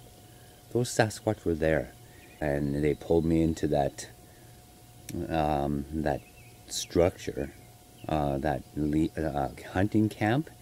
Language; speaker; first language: English; native; English